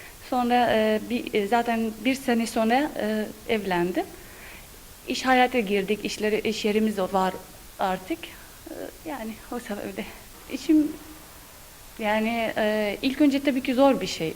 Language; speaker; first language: Turkish; non-native, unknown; Arabic